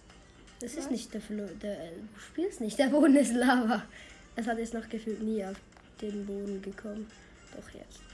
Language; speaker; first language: German; native; German